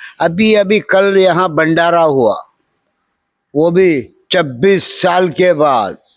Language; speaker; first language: Hindi; non-native, local second language; Kannada